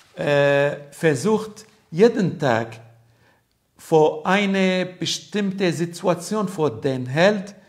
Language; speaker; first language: German; non-native, learner; Arabic